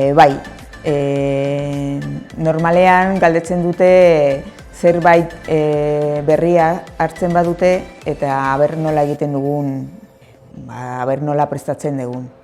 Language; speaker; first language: Basque; non-native, local second language; Spanish